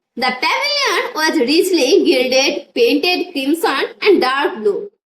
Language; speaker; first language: English; non-native, local second language; Bangla